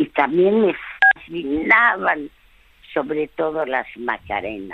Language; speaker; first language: Spanish; early bilingual, other home language; French